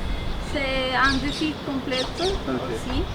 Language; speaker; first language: French; non-native, fluent; Spanish